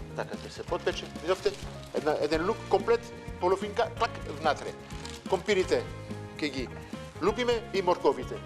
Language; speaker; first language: Macedonian; non-native, fluent; French